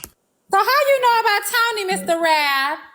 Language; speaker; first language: English; native; English